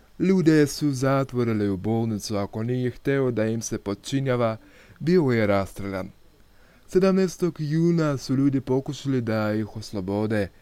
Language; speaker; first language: Croatian; non-native, learner; Russian